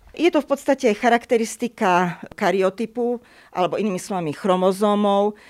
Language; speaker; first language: Slovak; native; Slovak